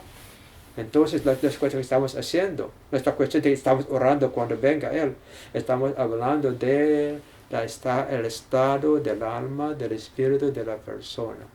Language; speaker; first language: Spanish; non-native, learner; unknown